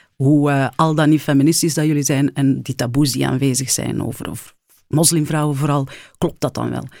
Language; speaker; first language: Dutch; early bilingual, other home language; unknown